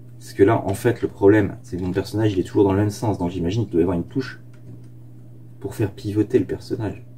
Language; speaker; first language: French; native; French